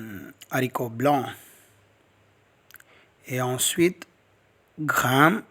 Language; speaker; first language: French; non-native, learner; Tamil